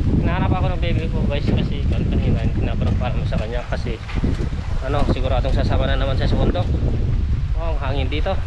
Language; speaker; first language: Filipino; non-native, local second language; Iloko